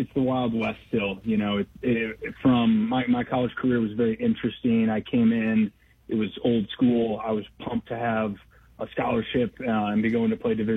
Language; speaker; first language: English; native; English